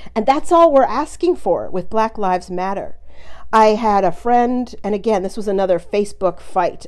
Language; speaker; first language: English; native; English